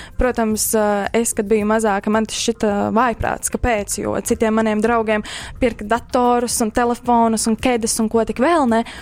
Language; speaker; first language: Latvian; native; Latvian